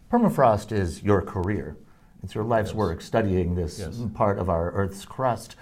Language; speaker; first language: English; native; English